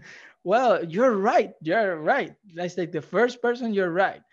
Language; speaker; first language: English; non-native, fluent; Spanish